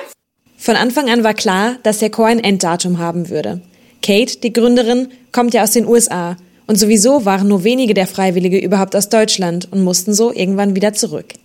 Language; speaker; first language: German; native; German